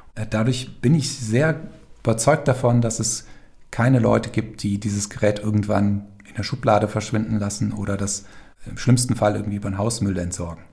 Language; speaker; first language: German; native; German